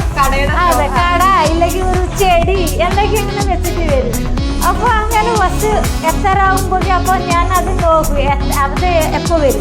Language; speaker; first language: Malayalam; non-native, local second language; Bangla